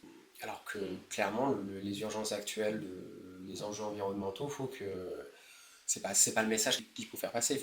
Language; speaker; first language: French; native; French